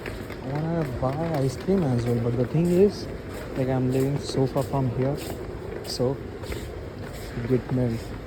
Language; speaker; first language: English; non-native, local second language; Hindi